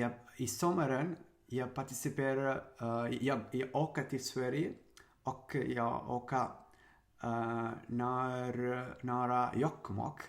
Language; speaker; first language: Swedish; non-native, learner; Sinhala